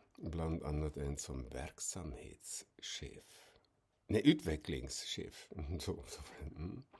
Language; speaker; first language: Swedish; non-native, fluent; German